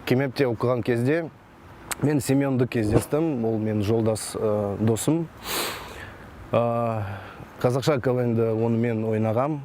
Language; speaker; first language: Kazakh; non-native, local second language; Russian